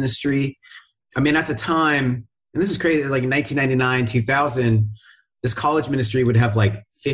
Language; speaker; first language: English; native; English